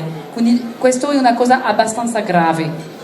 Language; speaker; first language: Italian; non-native, learner; French